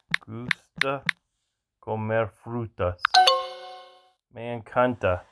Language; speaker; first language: Spanish; non-native, learner; English